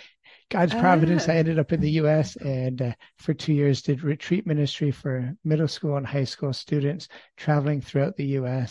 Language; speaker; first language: English; native; English